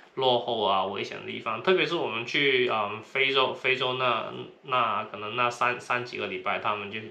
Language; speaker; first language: Chinese; non-native, local second language; Cantonese